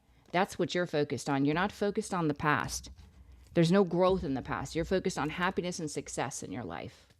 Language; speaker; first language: English; native; English